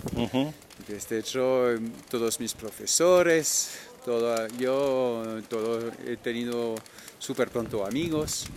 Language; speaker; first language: Spanish; non-native, fluent; French